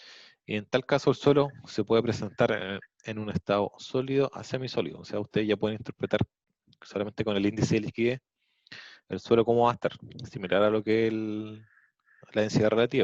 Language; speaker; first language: Spanish; native; Spanish